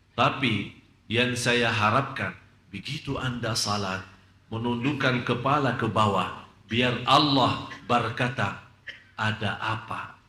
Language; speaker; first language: Malay; non-native, fluent; Arabic